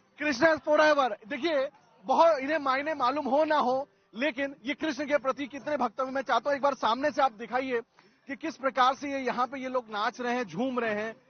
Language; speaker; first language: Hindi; native; Hindi